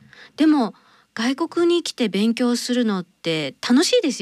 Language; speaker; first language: Japanese; native; Japanese